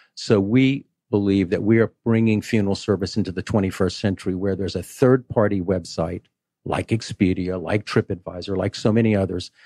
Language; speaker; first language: English; native; English